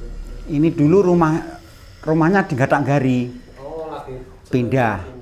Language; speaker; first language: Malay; non-native, local second language; Javanese